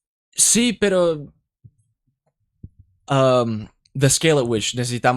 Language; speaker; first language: Spanish; non-native, learner; English